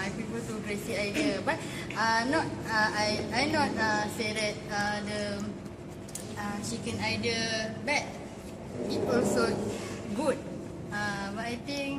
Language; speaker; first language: English; non-native, local second language; Malay